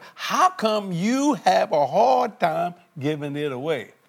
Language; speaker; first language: English; native; English